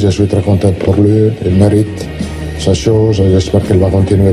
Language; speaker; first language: French; non-native, fluent; Italian